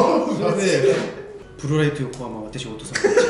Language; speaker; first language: Japanese; non-native, learner; Korean